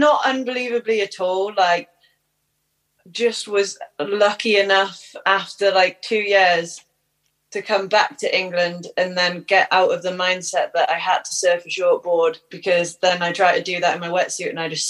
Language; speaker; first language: English; native; English